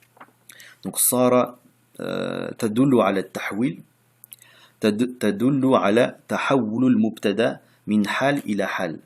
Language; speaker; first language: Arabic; non-native, fluent; French